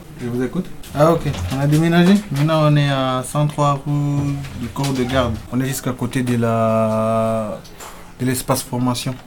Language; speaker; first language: French; non-native, local second language; Kinyarwanda